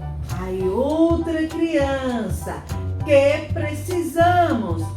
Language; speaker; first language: Portuguese; native; Portuguese